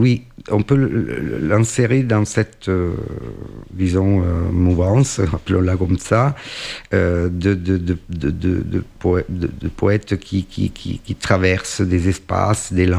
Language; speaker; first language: French; non-native, fluent; Italian